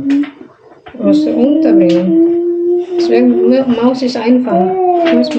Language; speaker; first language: German; non-native, learner; Indonesian